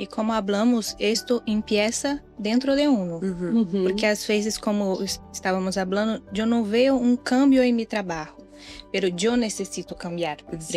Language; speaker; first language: Spanish; non-native, fluent; Portuguese